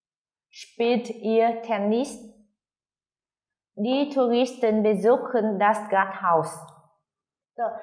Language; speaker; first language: German; non-native, fluent; Vietnamese